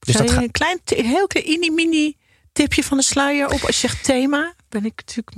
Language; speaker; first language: Dutch; native; Dutch